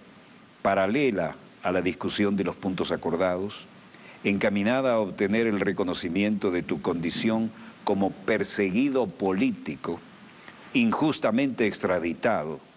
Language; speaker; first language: Spanish; native; Spanish